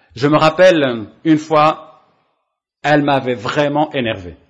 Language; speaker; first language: French; non-native, local second language; Arabic